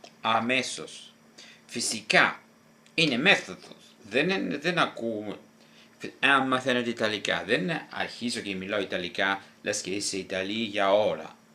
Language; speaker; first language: Greek; non-native, fluent; Italian